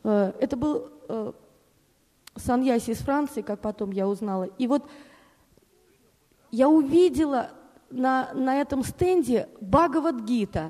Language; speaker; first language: Russian; native; Russian